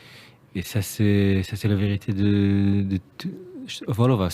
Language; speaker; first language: French; non-native, learner; Hebrew